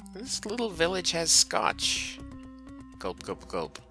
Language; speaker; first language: English; native; English